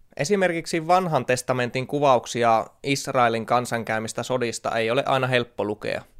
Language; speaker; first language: Finnish; native; Finnish